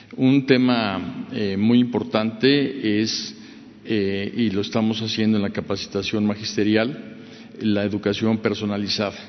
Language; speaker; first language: Spanish; native; Spanish